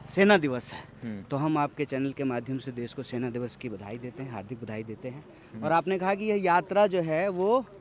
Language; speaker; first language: Hindi; native; Hindi